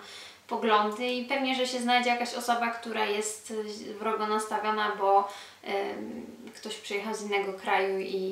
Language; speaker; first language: Polish; early bilingual, heritage; Polish